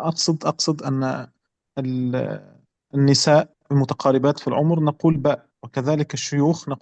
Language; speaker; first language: Arabic; native; Arabic